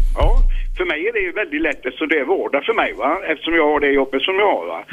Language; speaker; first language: Swedish; native; Swedish